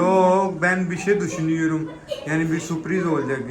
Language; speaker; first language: Turkish; non-native, learner; Urdu